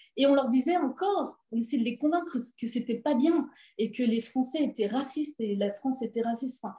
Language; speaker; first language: French; early bilingual, other home language; Turkish